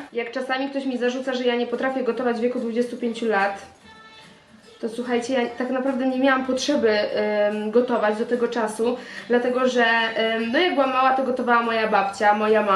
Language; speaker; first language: Polish; native; Polish